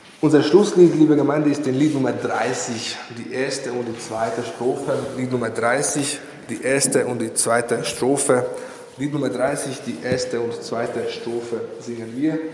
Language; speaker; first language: German; non-native, fluent; Hungarian